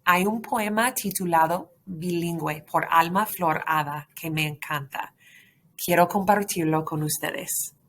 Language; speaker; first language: Spanish; non-native, fluent; English